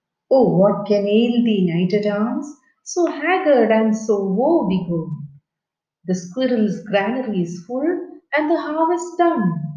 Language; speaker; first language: English; non-native, local second language; Malayalam